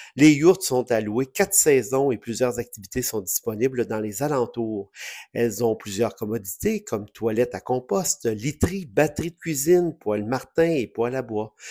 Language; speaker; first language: French; native; French